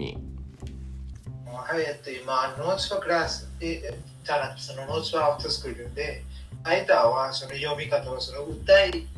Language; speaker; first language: Japanese; non-native, learner; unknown